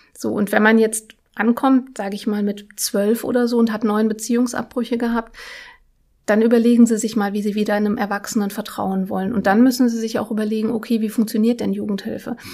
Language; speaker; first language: German; early bilingual, other home language; Russian